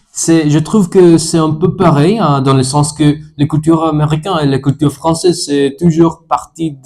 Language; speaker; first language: French; non-native, fluent; English